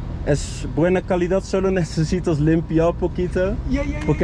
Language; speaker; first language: Spanish; non-native, learner; Dutch